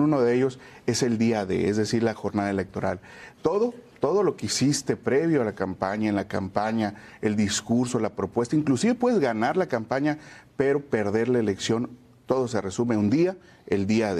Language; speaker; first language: Spanish; native; Spanish